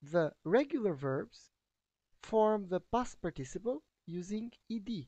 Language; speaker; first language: English; non-native, fluent; Albanian